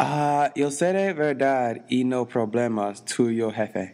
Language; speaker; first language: Spanish; non-native, learner; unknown